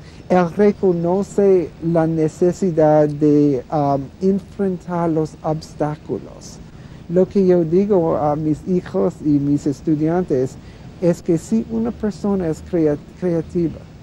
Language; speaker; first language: Spanish; non-native, fluent; English